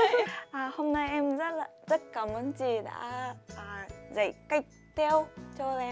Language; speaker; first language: Vietnamese; non-native, fluent; Japanese